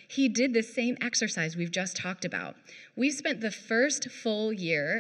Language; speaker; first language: English; native; English